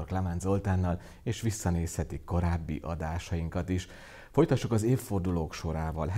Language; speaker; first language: Hungarian; native; Hungarian